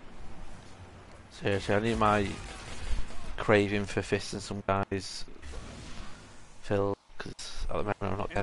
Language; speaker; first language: English; native; English